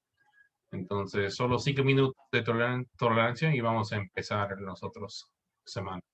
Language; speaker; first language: Spanish; non-native, fluent; English